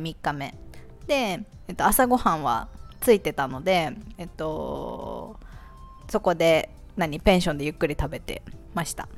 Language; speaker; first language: Japanese; native; Japanese